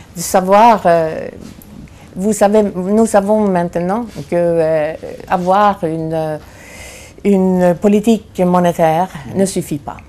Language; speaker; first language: French; non-native, fluent; Swedish